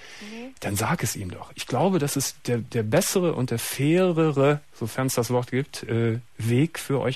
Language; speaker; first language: German; native; German